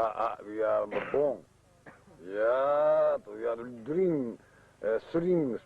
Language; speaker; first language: English; non-native, learner; Japanese